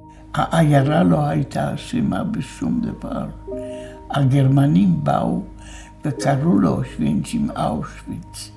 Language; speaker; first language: Hebrew; non-native, fluent; Polish